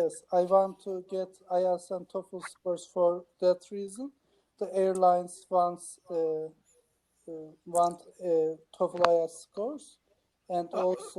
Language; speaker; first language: English; non-native, learner; Turkish